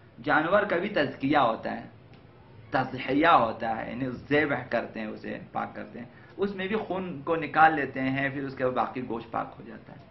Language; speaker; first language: Urdu; non-native, local second language; Balti